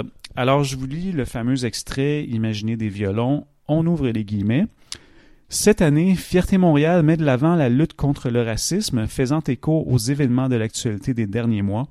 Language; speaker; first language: French; native; French